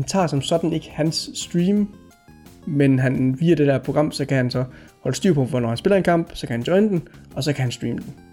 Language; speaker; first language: Danish; native; Danish